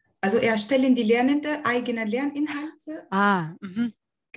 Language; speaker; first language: German; non-native, fluent; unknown